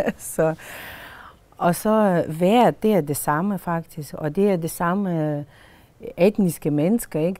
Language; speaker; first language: Danish; non-native, fluent; Lithuanian